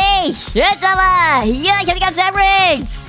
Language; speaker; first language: German; native; German